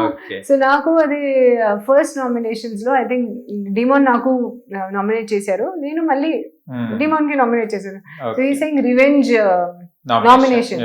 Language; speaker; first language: Telugu; non-native, learner; Hindi